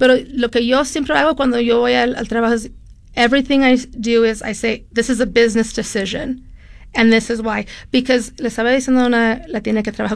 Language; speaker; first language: Spanish; early bilingual, heritage; Spanish